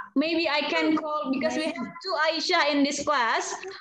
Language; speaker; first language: English; non-native, fluent; Indonesian